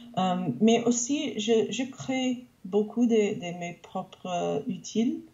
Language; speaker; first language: French; non-native, local second language; English